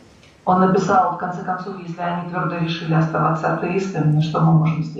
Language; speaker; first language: Russian; native; Russian